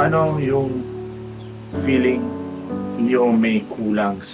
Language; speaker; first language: Filipino; non-native, learner; Arabic